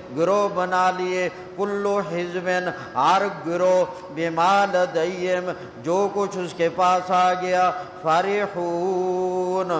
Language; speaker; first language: Urdu; non-native, local second language; Punjabi